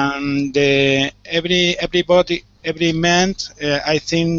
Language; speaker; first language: English; non-native, learner; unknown